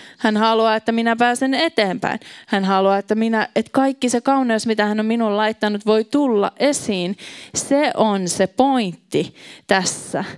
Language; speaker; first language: Finnish; native; Finnish